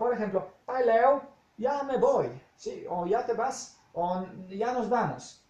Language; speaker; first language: Spanish; non-native, fluent; Polish